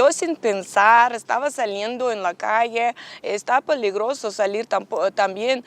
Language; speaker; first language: Spanish; non-native, learner; Ukrainian